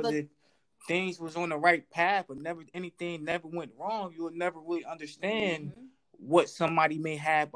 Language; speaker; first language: English; native; English